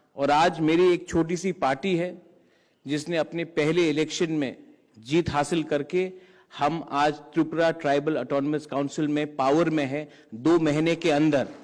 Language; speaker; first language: Hindi; non-native, local second language; Kok Borok